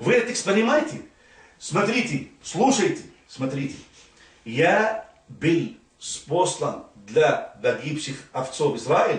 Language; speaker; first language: Russian; non-native, fluent; Arabic